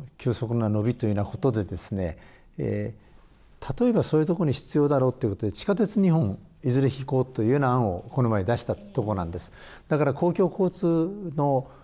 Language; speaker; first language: Japanese; native; Japanese